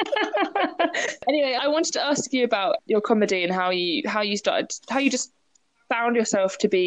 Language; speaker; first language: English; native; English